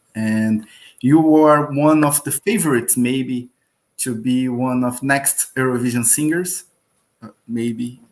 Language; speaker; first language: English; non-native, learner; Portuguese